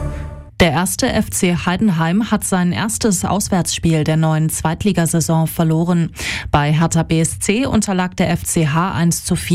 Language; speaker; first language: German; native; German